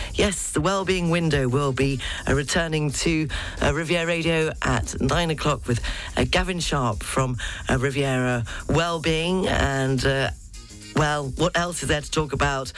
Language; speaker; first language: English; native; English